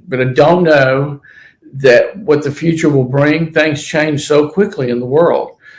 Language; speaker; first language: English; native; English